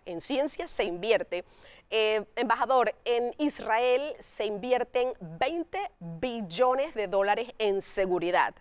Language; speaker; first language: Spanish; native; Spanish